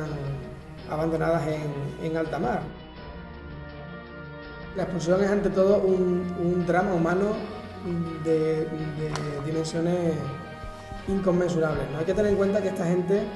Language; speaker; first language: Spanish; native; Spanish